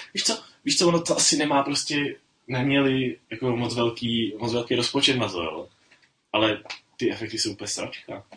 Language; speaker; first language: Czech; native; Czech